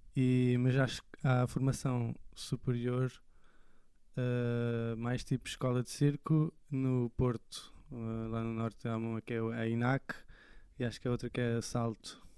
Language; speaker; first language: Portuguese; early bilingual, other home language; French